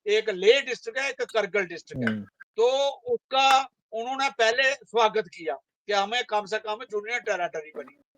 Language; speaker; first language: Hindi; non-native, local second language; Dogri